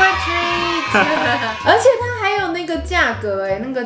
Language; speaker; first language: Chinese; native; Chinese